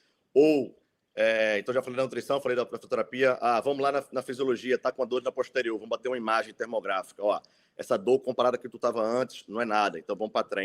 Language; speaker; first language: Portuguese; native; Portuguese